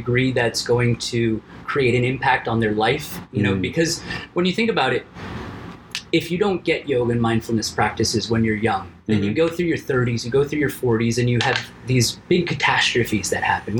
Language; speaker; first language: English; native; English